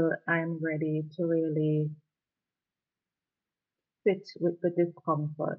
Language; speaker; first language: English; non-native, local second language; Jamaican Creole English